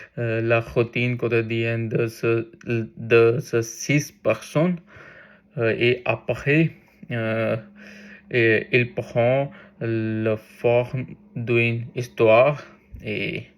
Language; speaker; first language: French; non-native, learner; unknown